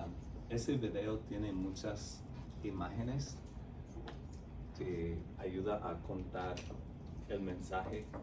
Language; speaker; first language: Spanish; non-native, fluent; English